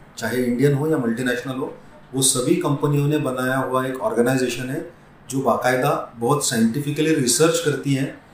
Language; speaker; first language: Hindi; non-native, local second language; Marathi